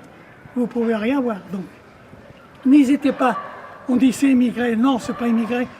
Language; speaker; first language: French; native; French